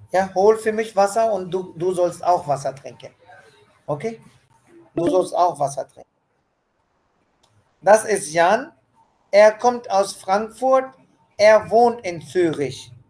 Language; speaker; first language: German; non-native, learner; Hindi